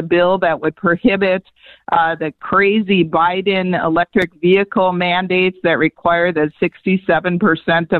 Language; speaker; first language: English; native; English